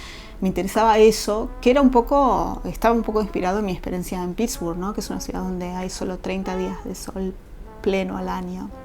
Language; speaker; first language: Spanish; native; Spanish